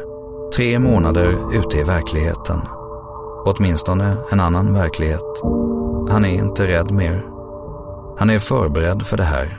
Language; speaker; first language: Swedish; native; Swedish